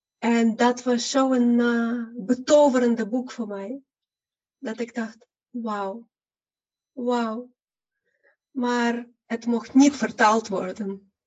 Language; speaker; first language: Dutch; non-native, fluent; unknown